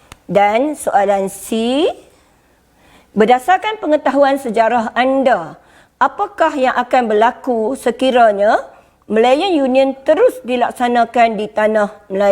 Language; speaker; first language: Malay; native; Malay